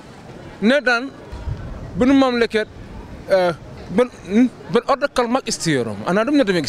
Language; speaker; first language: Turkish; non-native, learner; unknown